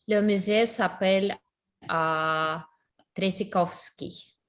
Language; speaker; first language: French; non-native, learner; Russian